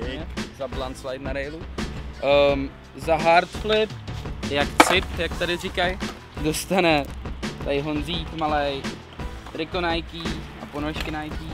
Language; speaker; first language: Czech; native; Czech